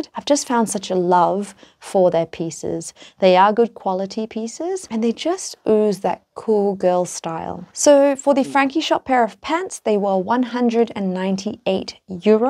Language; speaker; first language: English; native; English